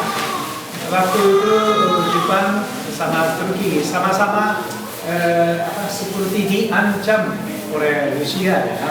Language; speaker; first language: Indonesian; non-native, fluent; Japanese